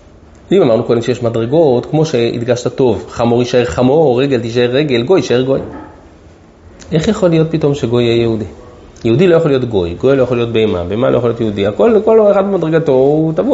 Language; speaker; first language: Hebrew; native; Hebrew